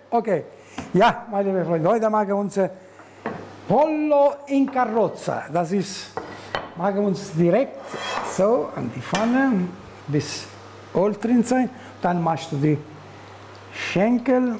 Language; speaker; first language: German; non-native, learner; Italian